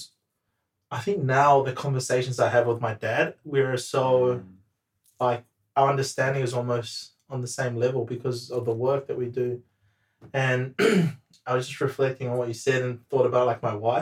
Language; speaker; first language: English; native; English